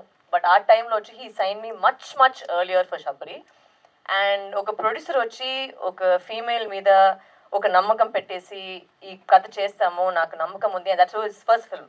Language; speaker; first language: Telugu; non-native, local second language; Tamil